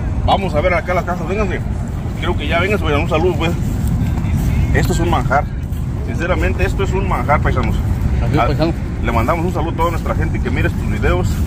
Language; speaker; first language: Spanish; native; Spanish